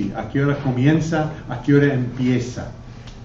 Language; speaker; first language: Spanish; non-native, fluent; English